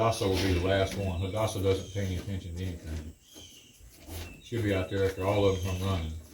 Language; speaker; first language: English; native; English